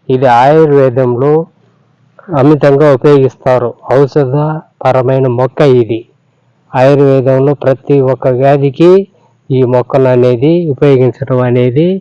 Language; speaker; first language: Telugu; non-native, local second language; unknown